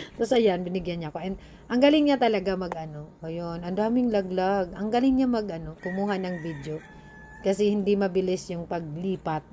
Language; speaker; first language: Filipino; non-native, local second language; Bikol